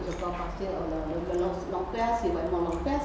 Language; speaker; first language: French; non-native, learner; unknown